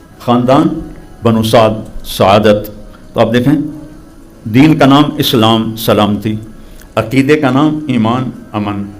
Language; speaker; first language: Urdu; non-native, local second language; Punjabi